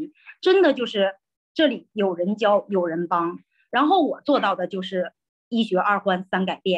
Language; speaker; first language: Chinese; native; Chinese